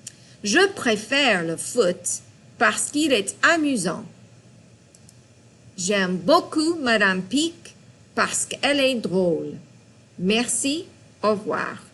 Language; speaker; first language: French; non-native, fluent; English